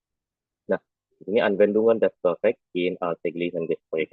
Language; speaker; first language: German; non-native, fluent; Indonesian